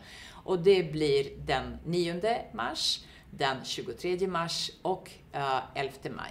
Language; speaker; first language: Swedish; non-native, fluent; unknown